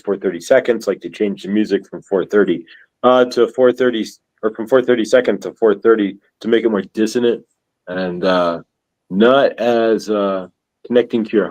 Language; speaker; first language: English; native; English